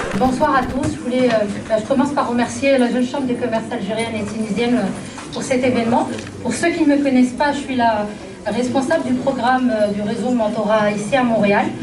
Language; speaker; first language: French; non-native, local second language; Arabic